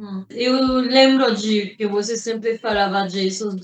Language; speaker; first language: Portuguese; non-native, fluent; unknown